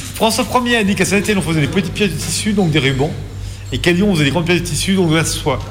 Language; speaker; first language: French; native; French